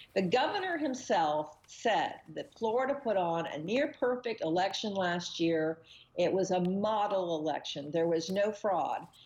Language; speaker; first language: English; native; English